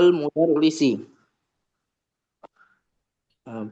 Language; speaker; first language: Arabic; non-native, learner; Indonesian